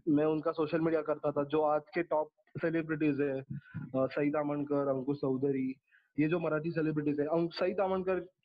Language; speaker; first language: Hindi; non-native, local second language; Marathi